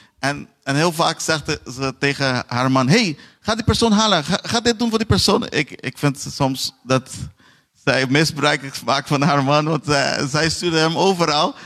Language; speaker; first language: Dutch; non-native, fluent; Portuguese